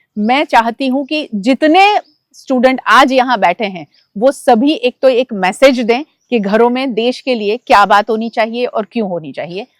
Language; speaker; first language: Hindi; non-native, local second language; Gujarati